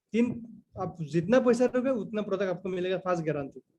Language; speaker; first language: Hindi; non-native, local second language; Assamese